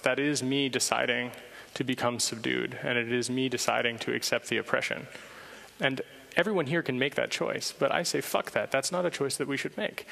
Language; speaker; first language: English; native; English